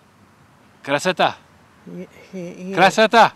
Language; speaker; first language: Russian; early bilingual, heritage; Russian